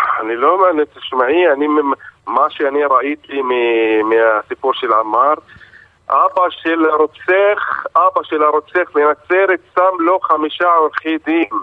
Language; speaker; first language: Hebrew; non-native, local second language; Arabic